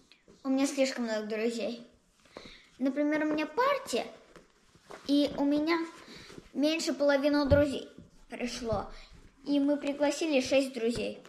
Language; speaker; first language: Russian; early bilingual, heritage; Russian